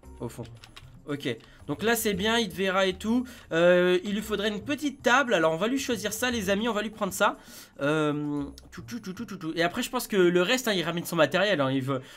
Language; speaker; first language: French; native; French